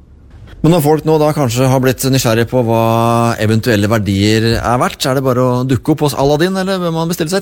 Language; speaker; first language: Norwegian; native; Norwegian